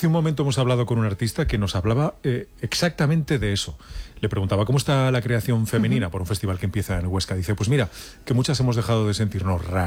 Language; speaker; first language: Spanish; native; Spanish